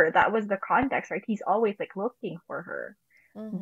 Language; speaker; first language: English; non-native, local second language; Filipino